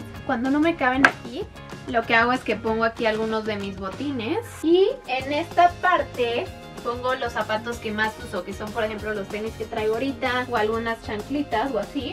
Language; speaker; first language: Spanish; native; Spanish